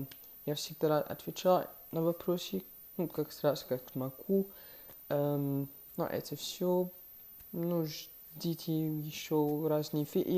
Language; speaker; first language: Russian; non-native, fluent; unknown